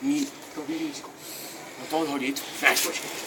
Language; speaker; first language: Czech; native; Czech